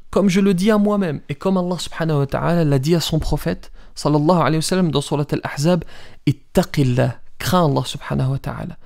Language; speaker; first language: French; early bilingual, other home language; Riffian